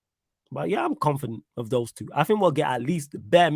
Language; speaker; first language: English; native; English